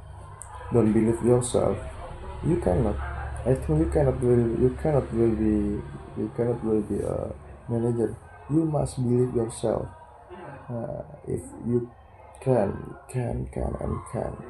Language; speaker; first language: English; non-native, learner; Indonesian